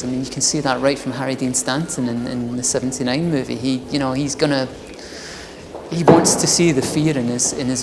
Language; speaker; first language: English; native; English